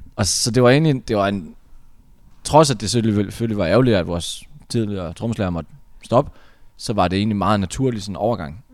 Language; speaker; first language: Danish; native; Danish